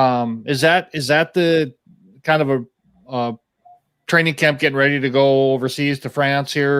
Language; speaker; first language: English; native; English